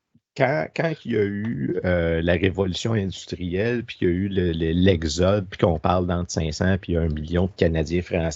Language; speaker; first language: French; native; French